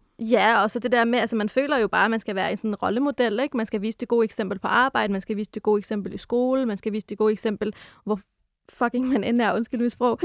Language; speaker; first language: Danish; early bilingual, other home language; Arabic